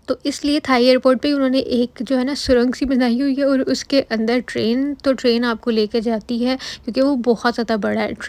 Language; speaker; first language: Urdu; native; Urdu